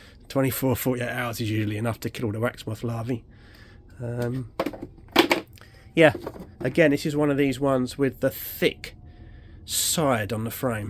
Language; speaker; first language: English; native; English